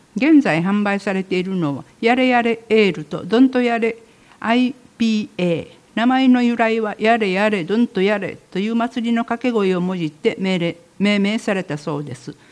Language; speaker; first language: Japanese; native; Japanese